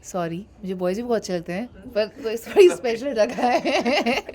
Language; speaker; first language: Hindi; native; Hindi